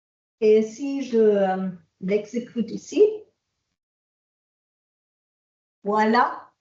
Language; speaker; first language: French; non-native, fluent; German